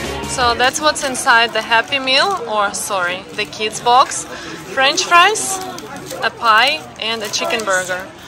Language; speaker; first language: English; non-native, fluent; Russian